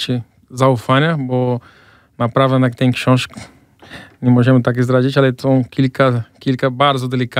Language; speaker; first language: Polish; non-native, fluent; Portuguese